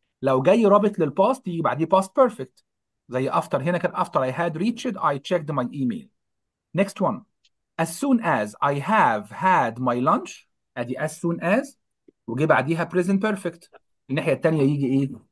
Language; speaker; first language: Arabic; native; Arabic